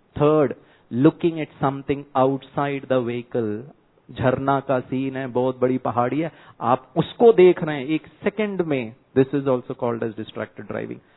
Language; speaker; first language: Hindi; non-native, local second language; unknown